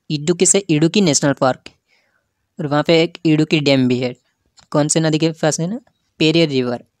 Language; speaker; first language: Hindi; non-native, local second language; Odia